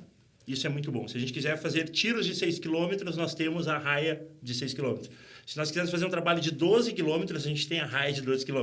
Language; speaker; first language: Portuguese; native; Portuguese